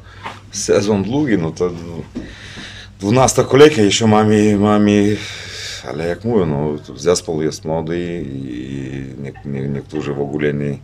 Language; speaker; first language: Polish; non-native, fluent; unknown